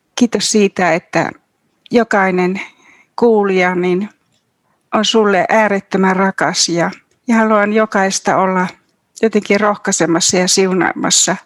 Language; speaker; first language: Finnish; native; Finnish